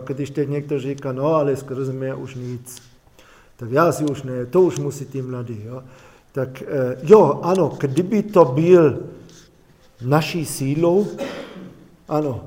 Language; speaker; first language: Czech; non-native, fluent; German